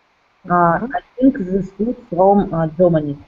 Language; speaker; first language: English; non-native, learner; Russian